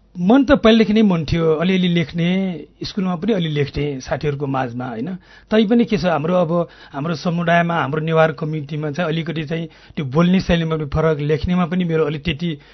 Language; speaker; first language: Nepali; non-native, local second language; Newari